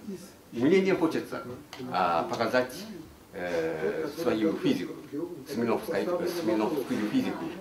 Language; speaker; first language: Russian; non-native, learner; Japanese